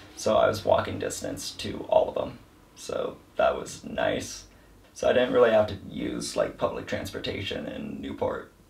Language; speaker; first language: English; native; English